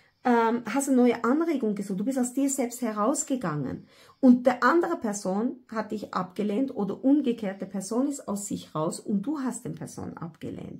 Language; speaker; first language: German; non-native, fluent; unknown